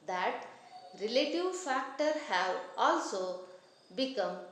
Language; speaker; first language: English; non-native, local second language; Kannada